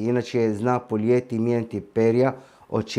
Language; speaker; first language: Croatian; non-native, fluent; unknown